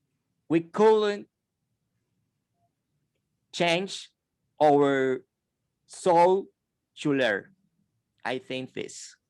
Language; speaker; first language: English; non-native, fluent; Spanish